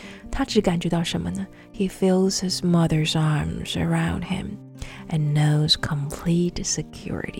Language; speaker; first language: English; non-native, fluent; Chinese